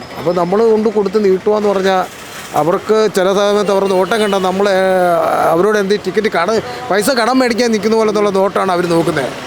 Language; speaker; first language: Malayalam; native; Malayalam